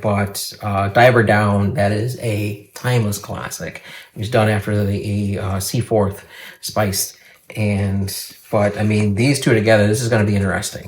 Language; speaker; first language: English; native; English